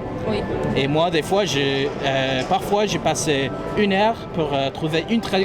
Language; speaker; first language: French; non-native, fluent; English